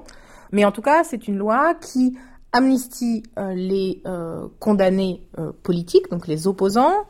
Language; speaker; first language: French; native; French